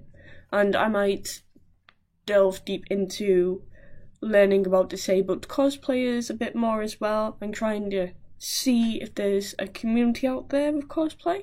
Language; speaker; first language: English; native; English